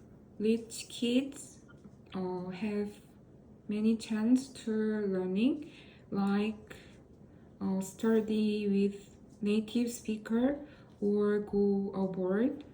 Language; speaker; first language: English; non-native, learner; Korean